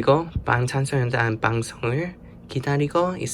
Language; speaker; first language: Korean; non-native, learner; English